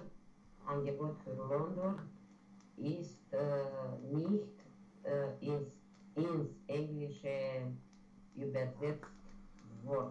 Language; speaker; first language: German; non-native, learner; Romanian